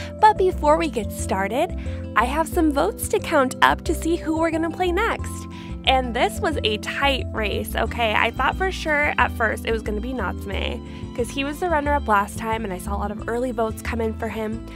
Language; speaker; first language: English; native; English